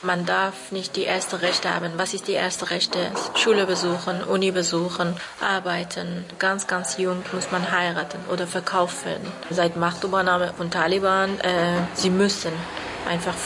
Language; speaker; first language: German; non-native, fluent; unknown